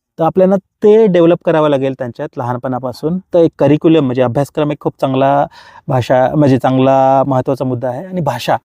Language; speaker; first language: Marathi; non-native, local second language; Kukna